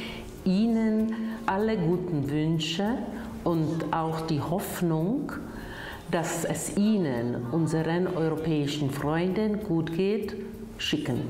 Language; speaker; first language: German; non-native, fluent; Czech